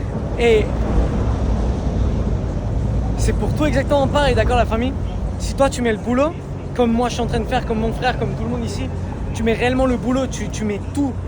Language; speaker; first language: French; native; French